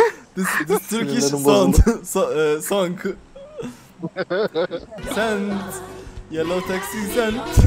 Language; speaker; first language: English; non-native, learner; Turkish